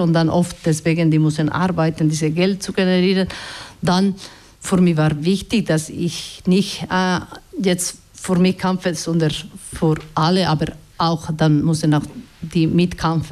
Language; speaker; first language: German; non-native, fluent; Basque